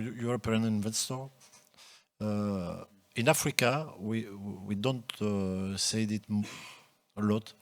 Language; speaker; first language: English; non-native, local second language; French